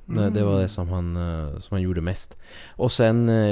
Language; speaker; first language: Swedish; early bilingual, other home language; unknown